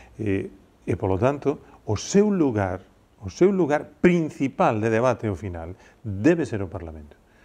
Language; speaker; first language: Galician; non-native, local second language; Spanish